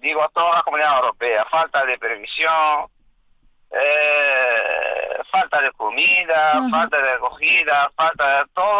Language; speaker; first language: Spanish; non-native, fluent; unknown